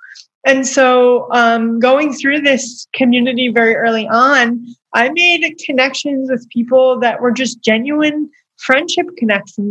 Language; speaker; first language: English; native; English